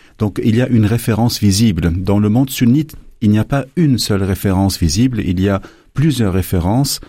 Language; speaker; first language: French; non-native, local second language; Arabic